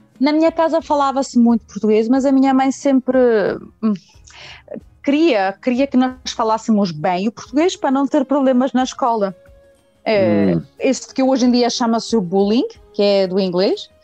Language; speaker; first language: Portuguese; early bilingual, heritage; Portuguese